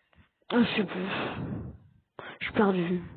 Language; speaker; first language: French; native; French